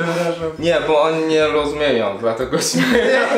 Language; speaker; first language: Polish; non-native, fluent; Chinese